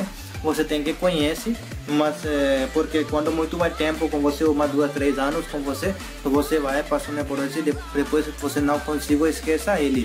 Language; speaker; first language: Portuguese; non-native, learner; Hindi